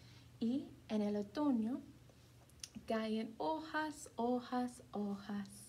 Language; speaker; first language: Spanish; non-native, fluent; English